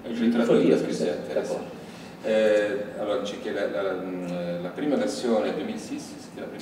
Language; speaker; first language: French; non-native, fluent; Italian